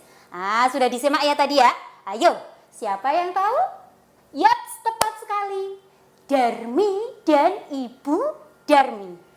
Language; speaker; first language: Indonesian; native; Indonesian